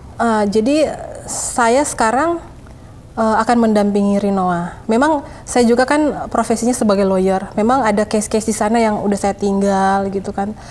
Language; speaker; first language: Indonesian; native; Indonesian